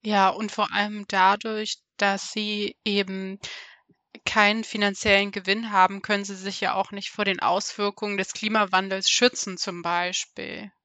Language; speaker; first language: German; native; German